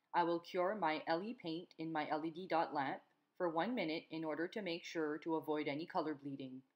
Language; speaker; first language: French; native; French